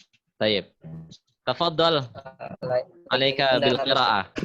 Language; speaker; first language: Arabic; non-native, fluent; Indonesian